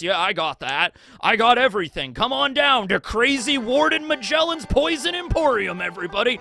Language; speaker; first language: English; native; English